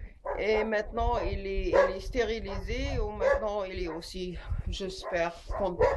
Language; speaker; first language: French; non-native, learner; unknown